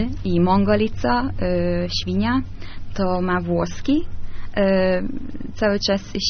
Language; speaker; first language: Polish; non-native, learner; Hungarian